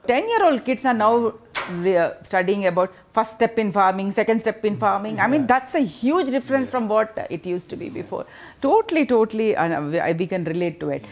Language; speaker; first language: English; non-native, local second language; Telugu